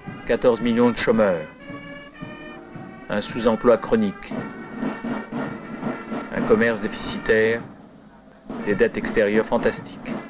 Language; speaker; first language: French; native; French